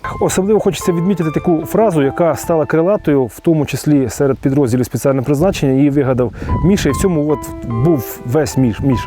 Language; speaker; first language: Ukrainian; native; Ukrainian